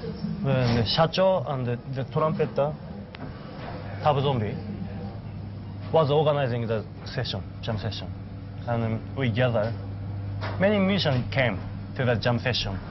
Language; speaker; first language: English; non-native, learner; Japanese